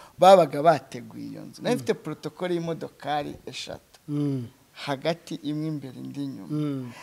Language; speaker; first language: Kinyarwanda; native; Kinyarwanda